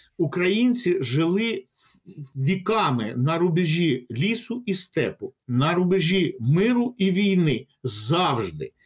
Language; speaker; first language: Ukrainian; non-native, local second language; Russian